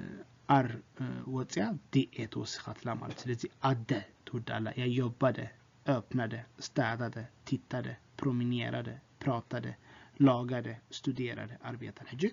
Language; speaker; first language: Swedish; non-native, fluent; Tigrinya